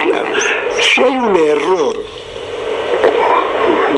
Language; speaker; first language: Spanish; native; Spanish